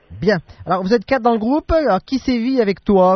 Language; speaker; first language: French; native; French